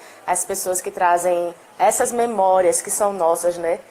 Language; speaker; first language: Portuguese; native; Portuguese